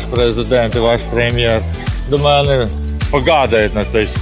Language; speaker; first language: Polish; non-native, learner; Ukrainian